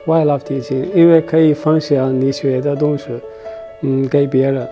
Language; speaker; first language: Chinese; non-native, learner; Arabic